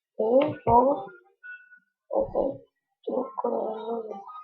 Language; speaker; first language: Spanish; native; Spanish